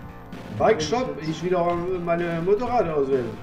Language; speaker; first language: German; non-native, learner; French